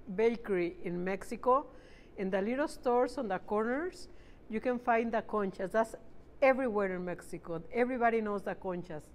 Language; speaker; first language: English; non-native, fluent; Spanish